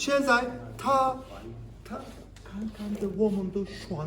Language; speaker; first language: Chinese; non-native, learner; Turkish